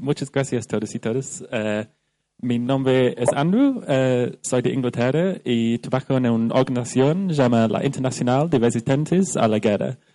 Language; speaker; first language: Spanish; non-native, fluent; English